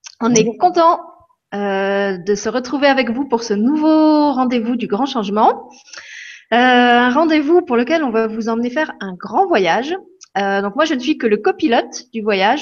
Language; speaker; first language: French; native; French